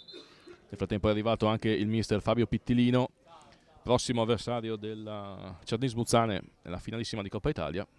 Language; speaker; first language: Italian; native; Italian